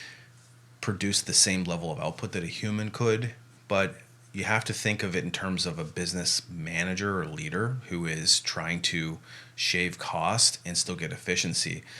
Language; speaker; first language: English; native; English